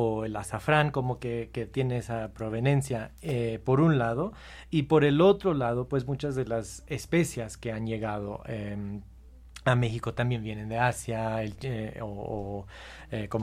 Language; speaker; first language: Spanish; non-native, fluent; English